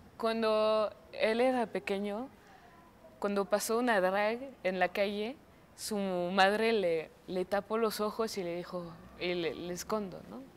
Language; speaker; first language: Spanish; non-native, fluent; French